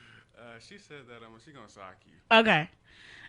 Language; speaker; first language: English; native; English